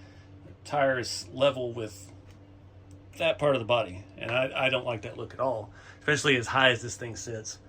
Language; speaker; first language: English; native; English